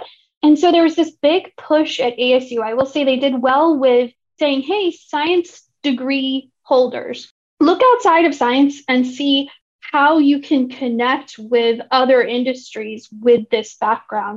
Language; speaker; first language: English; native; English